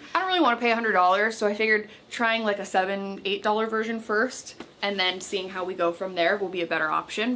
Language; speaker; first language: English; native; English